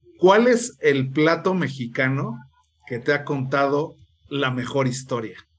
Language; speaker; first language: Spanish; native; Spanish